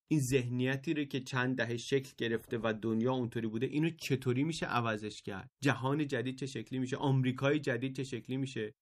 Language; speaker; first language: Persian; native; Persian